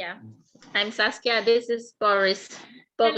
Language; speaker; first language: English; non-native, fluent; German